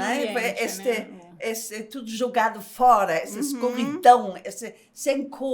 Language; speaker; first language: Portuguese; non-native, fluent; German